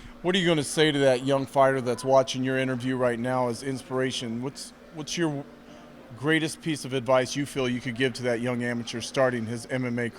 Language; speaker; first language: English; native; English